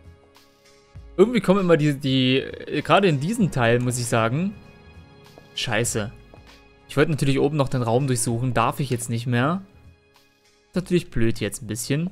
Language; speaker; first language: German; native; German